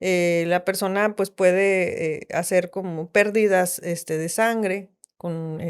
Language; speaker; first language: Spanish; native; Spanish